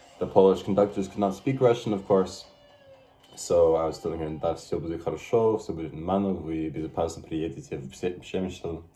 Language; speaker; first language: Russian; non-native, learner; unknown